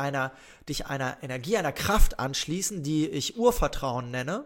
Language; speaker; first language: German; native; German